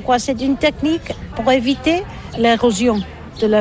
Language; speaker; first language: French; non-native, learner; Catalan